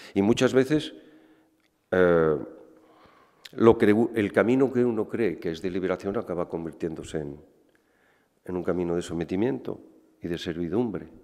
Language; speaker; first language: Spanish; native; Spanish